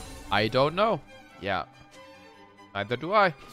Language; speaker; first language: English; non-native, fluent; German